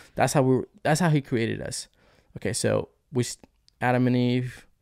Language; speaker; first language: English; early bilingual, other home language; Spanish